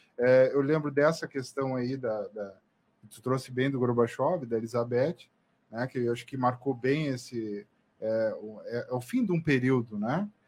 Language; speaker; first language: Portuguese; native; Portuguese